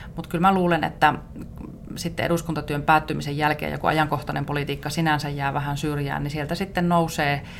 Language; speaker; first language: Finnish; native; Finnish